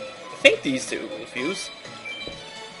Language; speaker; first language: English; native; English